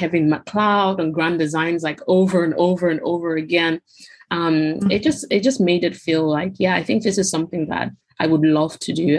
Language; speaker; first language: English; non-native, local second language; Yoruba